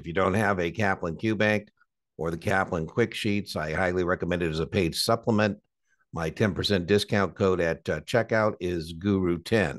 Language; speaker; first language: English; native; English